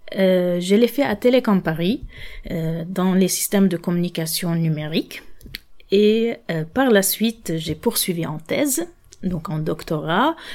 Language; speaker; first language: French; non-native, local second language; Arabic